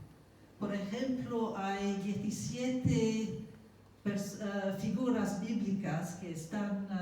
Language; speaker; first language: Spanish; non-native, fluent; English